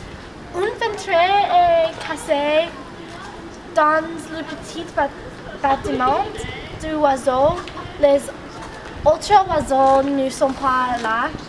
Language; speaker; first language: French; non-native, learner; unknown